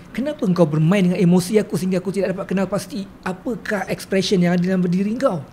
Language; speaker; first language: Malay; native; Malay